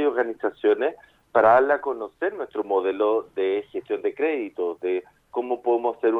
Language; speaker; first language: Spanish; native; Spanish